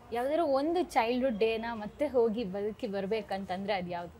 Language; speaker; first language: Kannada; native; Kannada